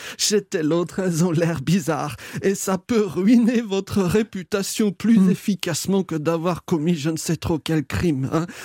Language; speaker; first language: French; native; French